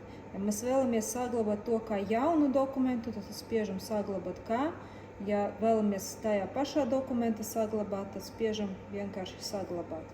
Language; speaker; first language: Latvian; native; Latvian